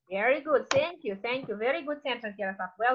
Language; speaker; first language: English; non-native, fluent; Russian